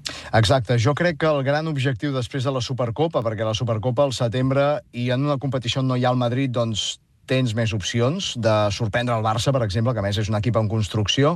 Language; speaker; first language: Catalan; native; Catalan